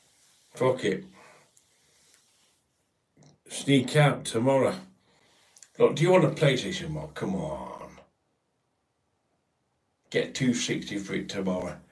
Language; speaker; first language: English; native; English